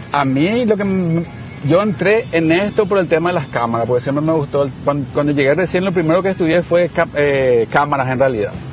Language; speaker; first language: Spanish; native; Spanish